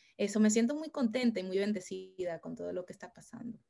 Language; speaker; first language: Spanish; early bilingual, heritage; Spanish